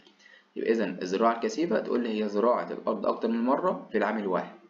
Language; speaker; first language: Arabic; native; Arabic